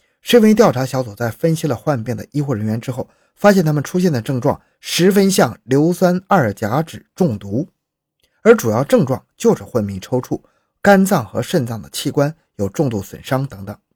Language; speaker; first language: Chinese; native; Chinese